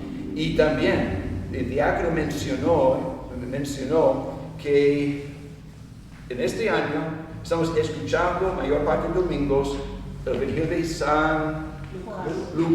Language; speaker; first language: Spanish; non-native, fluent; English